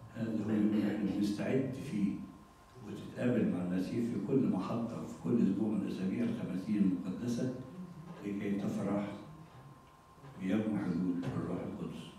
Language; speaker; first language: Arabic; native; Arabic